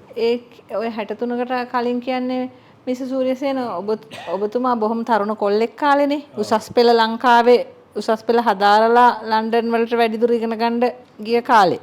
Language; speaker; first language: Sinhala; native; Sinhala